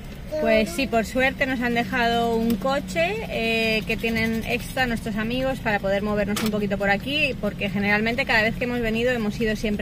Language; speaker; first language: Spanish; native; Spanish